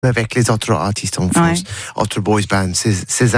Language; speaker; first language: French; non-native, learner; English